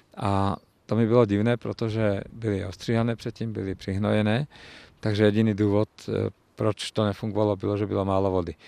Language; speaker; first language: Czech; native; Czech